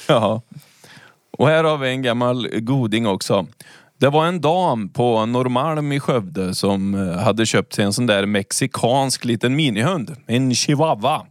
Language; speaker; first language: Swedish; native; Swedish